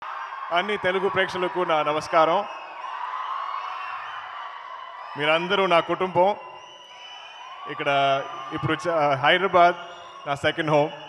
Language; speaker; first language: Telugu; non-native, learner; Malayalam